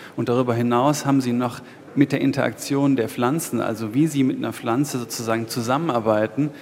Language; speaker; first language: German; native; German